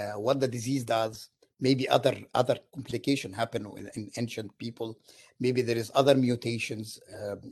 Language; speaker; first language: English; non-native, fluent; Arabic